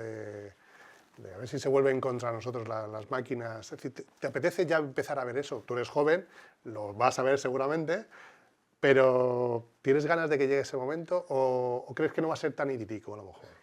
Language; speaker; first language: Spanish; native; Spanish